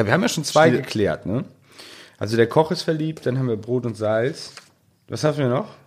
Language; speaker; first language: German; native; German